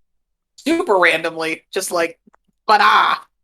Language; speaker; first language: English; native; English